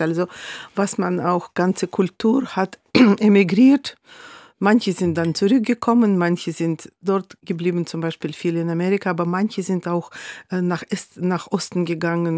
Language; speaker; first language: German; non-native, fluent; Russian